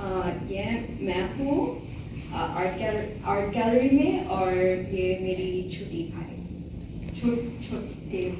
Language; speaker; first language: Hindi; non-native, learner; Bangla